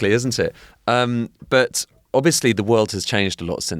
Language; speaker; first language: English; native; English